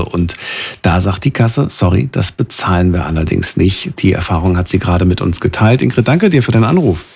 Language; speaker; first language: German; native; German